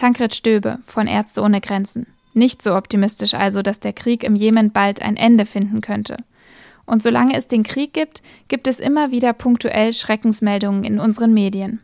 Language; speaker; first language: German; native; German